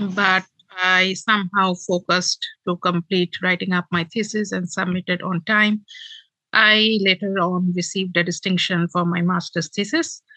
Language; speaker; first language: English; non-native, local second language; Bangla